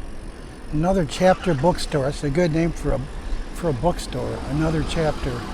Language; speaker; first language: English; native; English